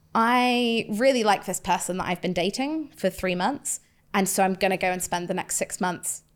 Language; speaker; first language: English; native; English